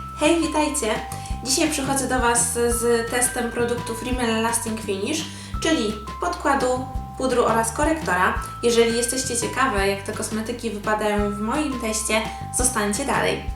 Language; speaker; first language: Polish; native; Polish